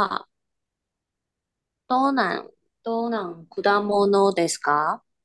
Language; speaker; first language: Japanese; non-native, learner; Chinese